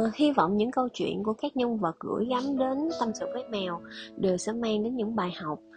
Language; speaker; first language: Vietnamese; native; Vietnamese